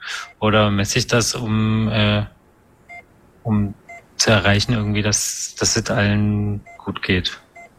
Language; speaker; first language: German; native; German